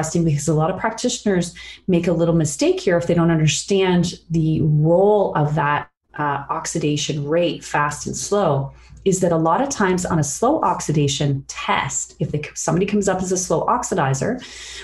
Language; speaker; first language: English; native; English